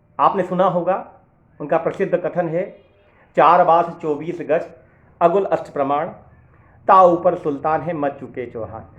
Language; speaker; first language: Hindi; native; Hindi